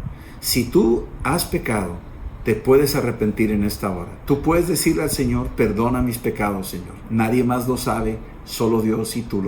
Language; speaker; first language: Spanish; native; Spanish